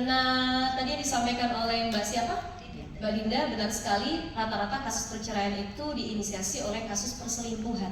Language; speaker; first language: Indonesian; native; Indonesian